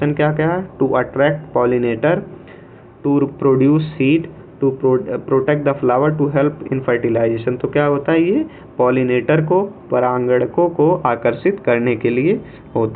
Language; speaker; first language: Hindi; native; Hindi